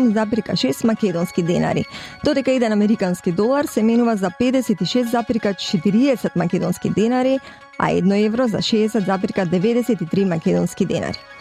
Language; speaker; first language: Macedonian; native; Macedonian